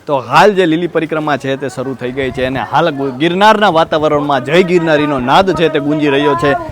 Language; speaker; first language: Gujarati; native; Gujarati